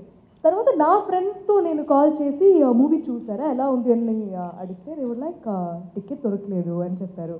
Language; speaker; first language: Telugu; non-native, local second language; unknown